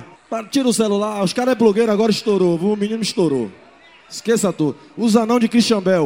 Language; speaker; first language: Portuguese; native; Portuguese